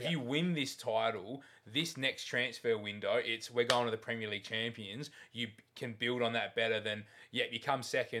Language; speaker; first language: English; native; English